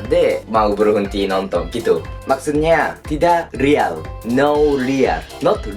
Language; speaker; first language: Indonesian; non-native, learner; Japanese